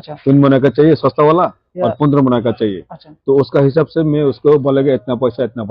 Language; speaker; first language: Hindi; non-native, local second language; Bangla